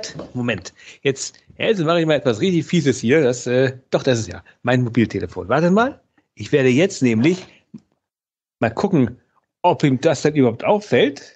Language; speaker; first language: German; native; German